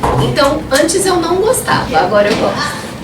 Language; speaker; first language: Portuguese; early bilingual, other home language; Spanish